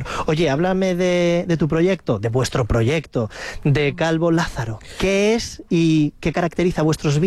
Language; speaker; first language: Spanish; native; Spanish